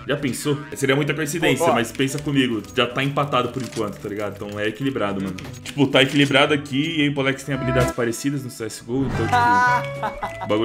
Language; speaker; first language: Portuguese; native; Portuguese